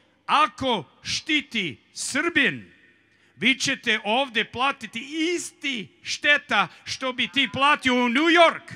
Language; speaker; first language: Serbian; early bilingual, heritage; Serbian